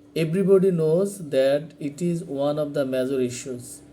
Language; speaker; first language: English; non-native, local second language; Bangla